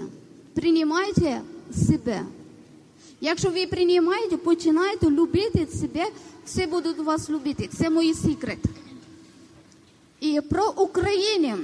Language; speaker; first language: Ukrainian; non-native, learner; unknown